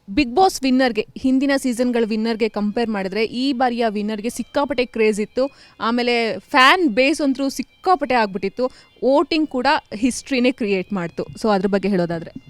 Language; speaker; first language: Kannada; native; Kannada